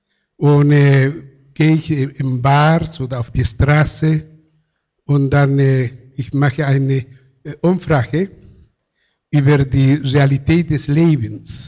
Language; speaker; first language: German; non-native, fluent; Spanish